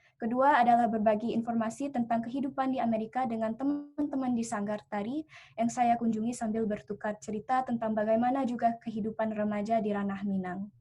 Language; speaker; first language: Indonesian; early bilingual, heritage; Indonesian